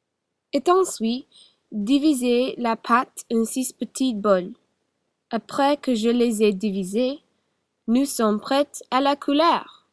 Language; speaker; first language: French; non-native, learner; English